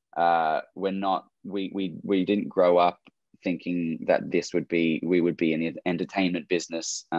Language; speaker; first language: English; native; English